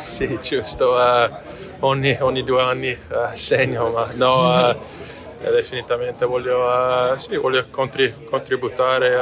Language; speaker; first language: Italian; non-native, fluent; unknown